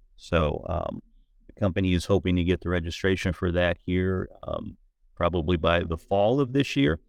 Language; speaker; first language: English; native; English